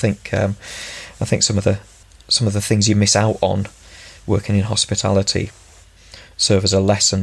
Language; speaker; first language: English; native; English